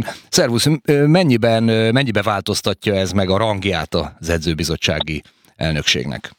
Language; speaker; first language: Hungarian; native; Hungarian